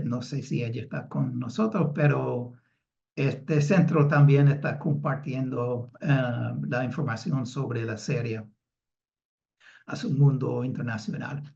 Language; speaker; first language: Spanish; non-native, fluent; English